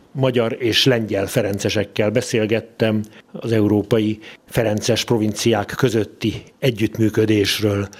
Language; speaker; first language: Hungarian; native; Hungarian